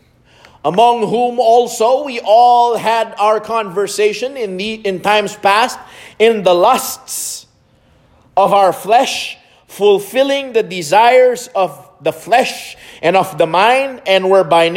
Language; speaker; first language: English; non-native, local second language; Filipino